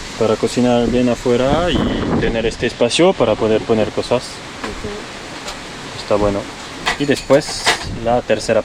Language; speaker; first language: Spanish; non-native, learner; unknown